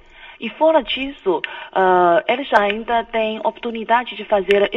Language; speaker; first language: Portuguese; non-native, fluent; Chinese